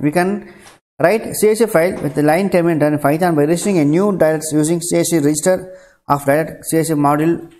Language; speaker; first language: English; non-native, local second language; Tamil